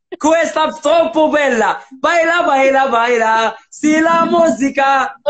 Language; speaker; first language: Italian; non-native, learner; Arabic